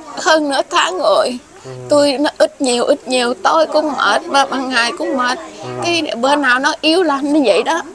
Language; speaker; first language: Vietnamese; non-native, local second language; Khmer